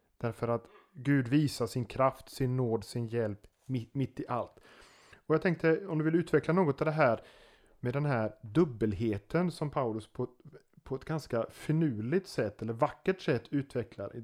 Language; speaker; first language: Swedish; native; Swedish